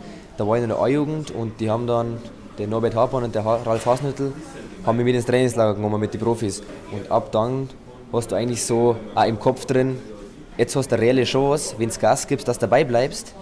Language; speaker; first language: German; native; German